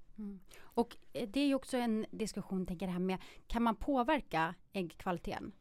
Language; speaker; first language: Swedish; native; Swedish